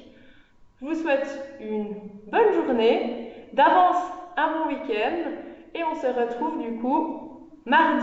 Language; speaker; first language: French; native; French